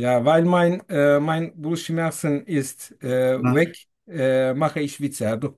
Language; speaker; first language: German; non-native, fluent; Turkish